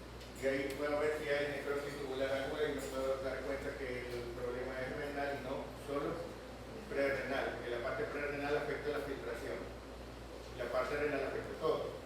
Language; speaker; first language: Spanish; native; Spanish